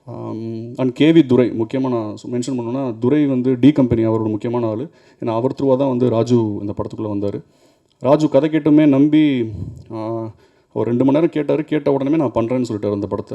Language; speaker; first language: Tamil; native; Tamil